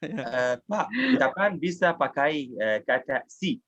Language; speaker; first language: Indonesian; non-native, learner; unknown